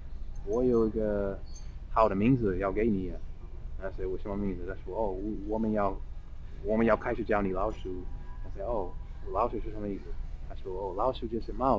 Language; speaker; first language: Chinese; non-native, fluent; English